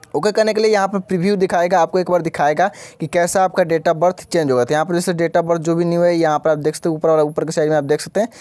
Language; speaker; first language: Hindi; native; Hindi